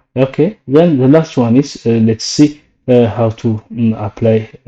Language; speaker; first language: English; non-native, local second language; Amharic